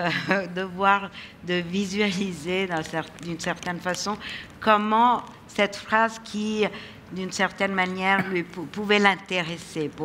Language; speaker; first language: French; non-native, fluent; Italian